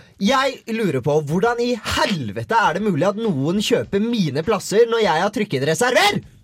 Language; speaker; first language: Norwegian; native; Norwegian